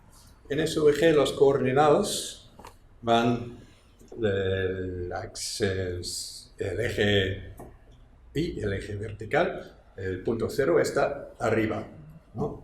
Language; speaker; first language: Spanish; non-native, fluent; English